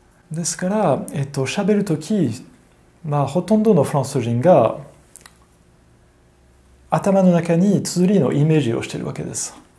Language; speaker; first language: Japanese; non-native, fluent; French